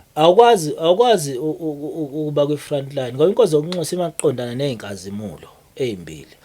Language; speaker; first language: Zulu; native; Zulu